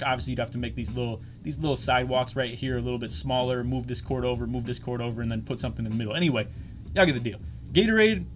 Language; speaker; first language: English; native; English